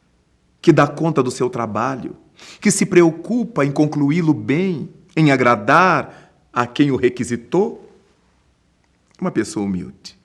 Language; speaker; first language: Portuguese; native; Portuguese